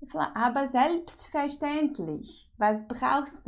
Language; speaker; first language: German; non-native, fluent; Portuguese